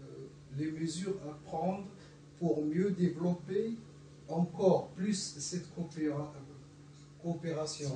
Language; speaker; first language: French; non-native, local second language; Arabic